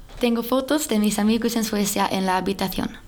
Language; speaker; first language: Spanish; non-native, learner; Swedish